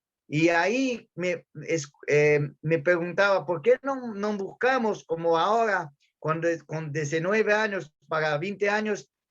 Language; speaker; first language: Spanish; non-native, learner; Portuguese